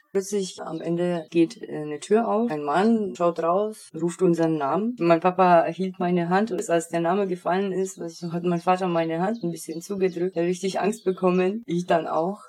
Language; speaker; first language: German; early bilingual, other home language; Polish